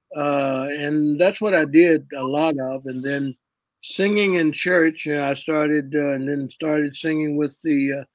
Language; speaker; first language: English; native; English